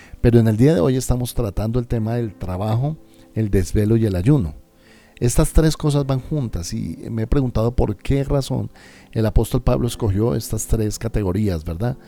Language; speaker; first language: Spanish; native; Spanish